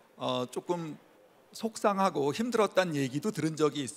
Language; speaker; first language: Korean; native; Korean